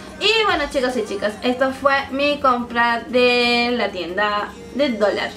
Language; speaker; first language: Spanish; early bilingual, heritage; Japanese